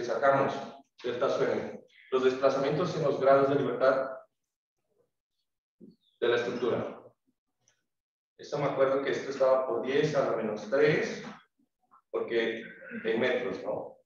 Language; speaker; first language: Spanish; native; Spanish